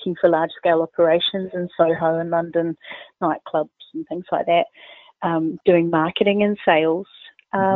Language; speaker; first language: English; native; English